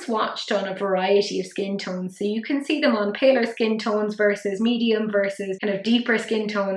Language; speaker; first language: English; native; English